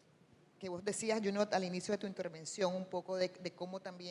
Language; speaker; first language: Spanish; native; Spanish